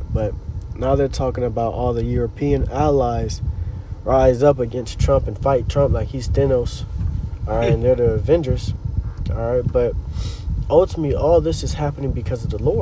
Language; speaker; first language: English; native; English